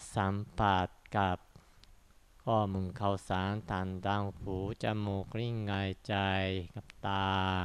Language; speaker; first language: Thai; non-native, fluent; Japanese